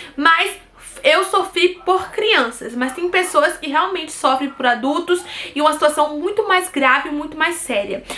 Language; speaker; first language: Portuguese; native; Portuguese